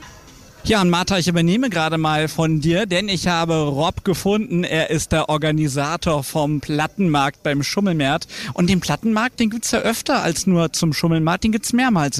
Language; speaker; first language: German; native; German